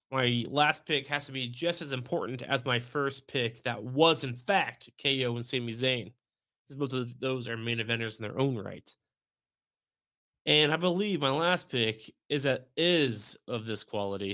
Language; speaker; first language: English; native; English